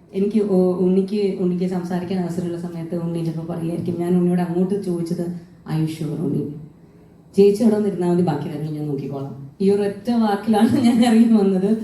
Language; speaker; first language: Malayalam; native; Malayalam